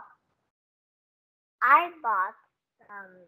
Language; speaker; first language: English; non-native, learner; Korean